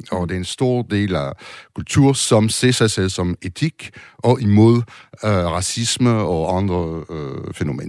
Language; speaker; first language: Danish; non-native, learner; French